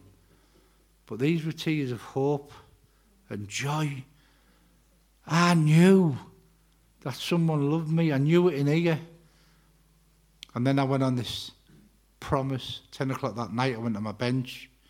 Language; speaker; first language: English; native; English